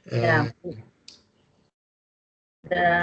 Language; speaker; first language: English; non-native, learner; Spanish